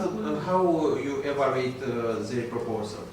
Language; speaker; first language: English; non-native, learner; Romanian